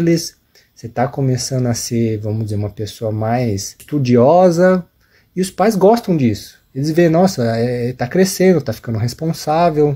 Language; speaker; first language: Portuguese; native; Portuguese